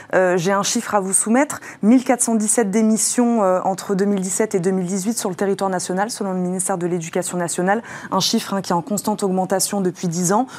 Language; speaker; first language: French; native; French